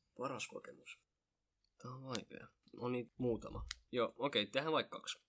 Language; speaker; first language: Finnish; early bilingual, other home language; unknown